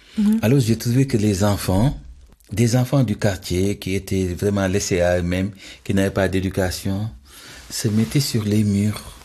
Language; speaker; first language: French; non-native, local second language; Wolof